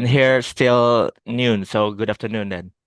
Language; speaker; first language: English; non-native, fluent; Indonesian